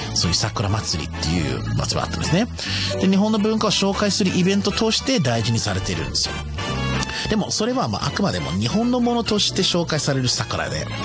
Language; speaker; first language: Japanese; non-native, fluent; English